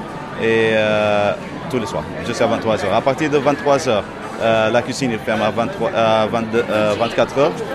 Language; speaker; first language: French; non-native, fluent; Portuguese